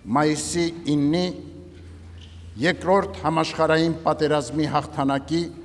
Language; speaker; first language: Armenian; native; Armenian